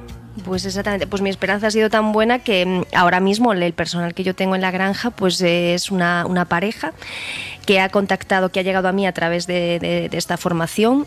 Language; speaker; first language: Spanish; native; Spanish